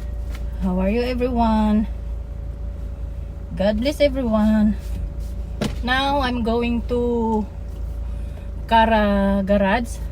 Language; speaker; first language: English; non-native, learner; Filipino